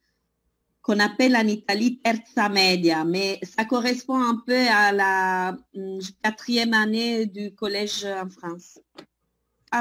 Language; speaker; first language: French; non-native, fluent; Italian